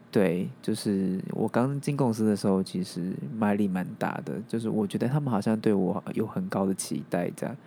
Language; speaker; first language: Chinese; native; Chinese